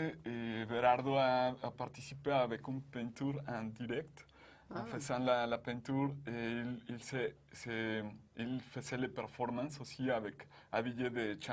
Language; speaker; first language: French; non-native, fluent; Spanish